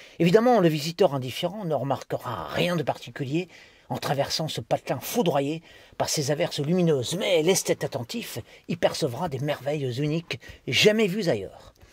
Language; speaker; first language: French; native; French